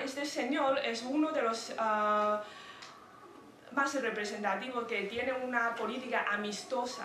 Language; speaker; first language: Spanish; non-native, fluent; Chinese